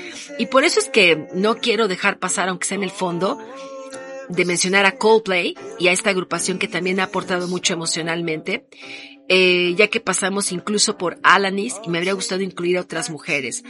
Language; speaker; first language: Spanish; native; Spanish